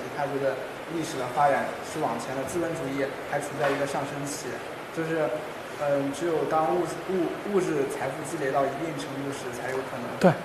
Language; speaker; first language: Chinese; native; Chinese